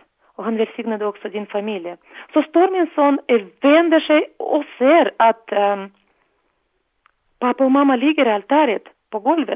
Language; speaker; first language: Swedish; non-native, fluent; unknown